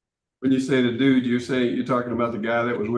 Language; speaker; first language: English; native; English